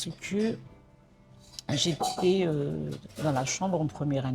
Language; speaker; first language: French; non-native, local second language; Malagasy